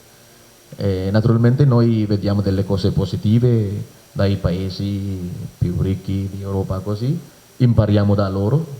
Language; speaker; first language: Italian; non-native, fluent; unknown